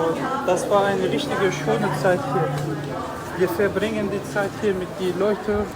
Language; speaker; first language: German; non-native, fluent; Arabic